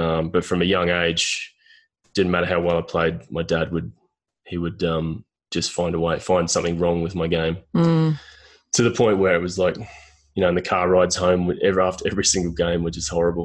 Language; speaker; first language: English; native; English